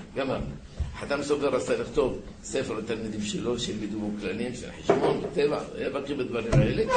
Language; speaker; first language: Hebrew; early bilingual, other home language; Arabic